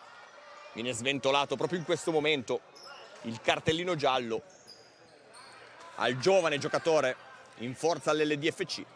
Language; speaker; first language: Italian; native; Italian